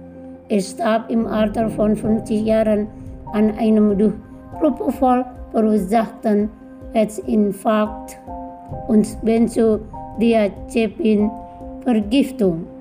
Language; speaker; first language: German; non-native, fluent; Indonesian